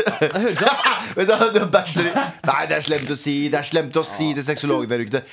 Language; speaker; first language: Norwegian; early bilingual, other home language; Urdu